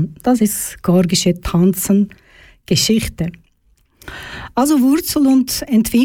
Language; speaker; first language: German; non-native, learner; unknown